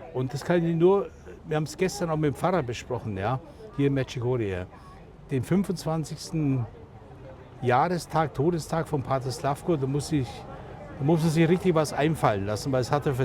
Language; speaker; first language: German; native; German